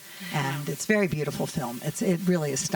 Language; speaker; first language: English; native; English